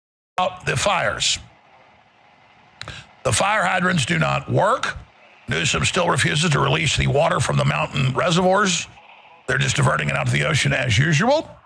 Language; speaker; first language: English; native; English